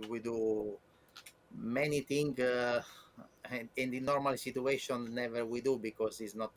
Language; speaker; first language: English; non-native, learner; Italian